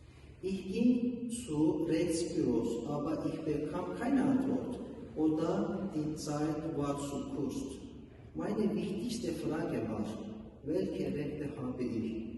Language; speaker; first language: German; non-native, learner; Turkish